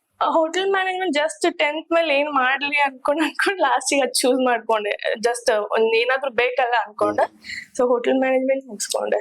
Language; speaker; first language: Kannada; native; Kannada